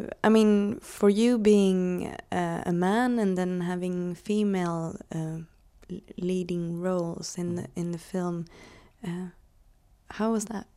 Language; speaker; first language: English; non-native, fluent; Swedish